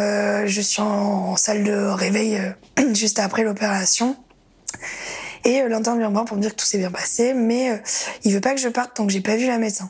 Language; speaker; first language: French; native; French